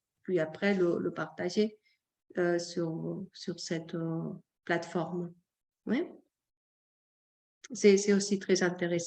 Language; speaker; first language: French; non-native, fluent; Catalan